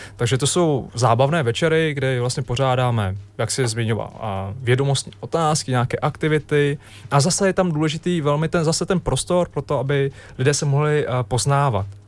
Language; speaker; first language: Czech; early bilingual, other home language; Vietnamese